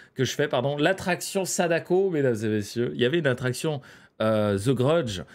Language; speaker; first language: French; native; French